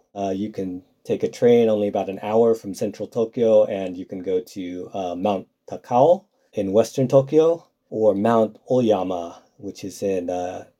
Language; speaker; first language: English; native; English